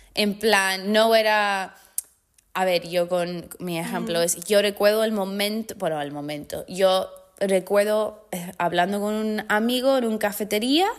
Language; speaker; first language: Spanish; non-native, fluent; English